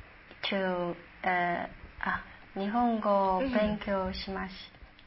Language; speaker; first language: Japanese; non-native, learner; Chinese